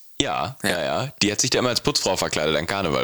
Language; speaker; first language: German; native; German